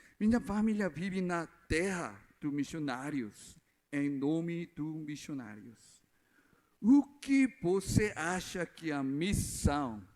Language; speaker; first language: Portuguese; non-native, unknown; Korean